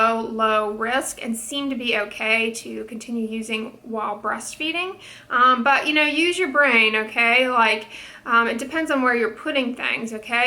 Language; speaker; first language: English; native; English